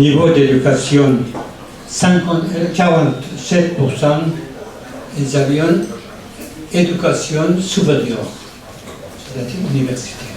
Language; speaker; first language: French; non-native, learner; Persian